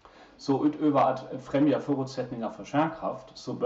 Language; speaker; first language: Swedish; non-native, fluent; German